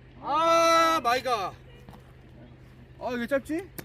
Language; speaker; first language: Korean; native; Korean